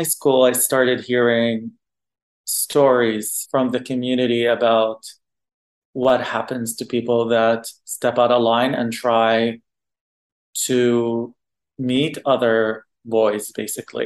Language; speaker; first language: English; non-native, fluent; Arabic